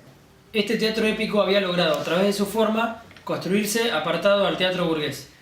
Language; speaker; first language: Spanish; native; Spanish